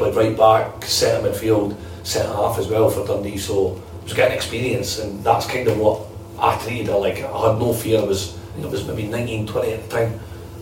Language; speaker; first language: English; native; English